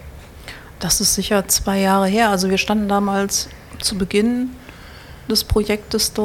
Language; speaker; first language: German; native; German